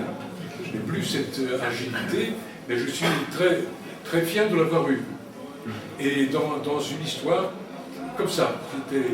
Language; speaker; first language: French; native; French